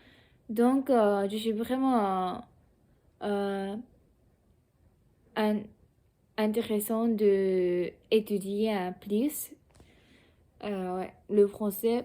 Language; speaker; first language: French; non-native, learner; Japanese